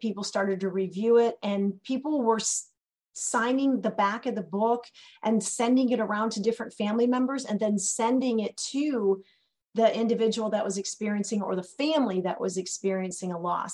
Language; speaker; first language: English; native; English